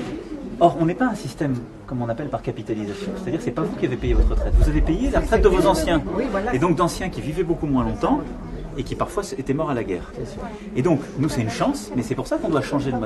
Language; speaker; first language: French; native; French